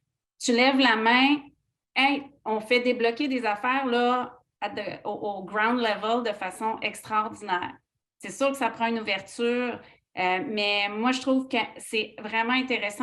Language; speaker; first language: French; native; French